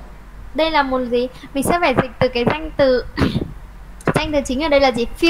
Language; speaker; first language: Vietnamese; native; Vietnamese